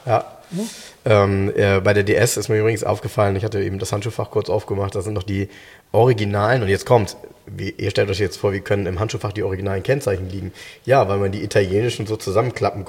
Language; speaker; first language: German; native; German